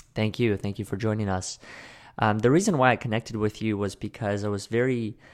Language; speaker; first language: English; early bilingual, other home language; Russian